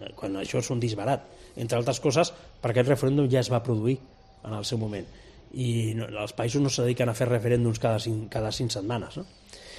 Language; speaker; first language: Catalan; non-native, local second language; Spanish